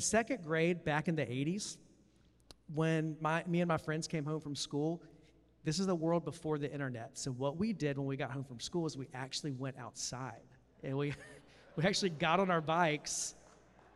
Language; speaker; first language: English; native; English